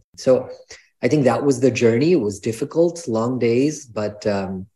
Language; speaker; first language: English; native; English